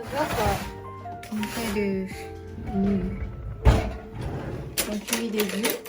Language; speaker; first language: French; non-native, learner; Japanese